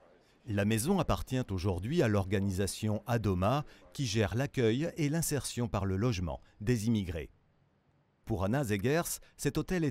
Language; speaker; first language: French; native; French